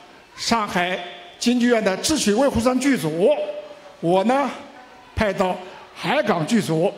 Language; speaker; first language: Chinese; native; Chinese